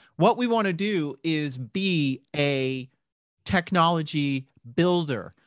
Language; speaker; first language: English; native; English